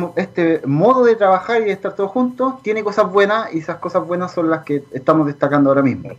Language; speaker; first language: Spanish; native; Spanish